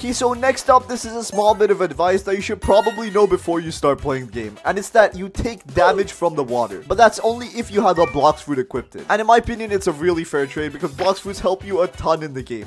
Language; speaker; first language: English; native; English